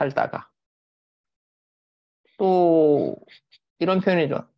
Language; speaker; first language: Korean; native; Korean